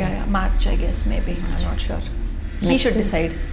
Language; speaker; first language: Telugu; non-native, learner; Kannada